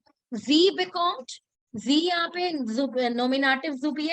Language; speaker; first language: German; non-native, learner; Hindi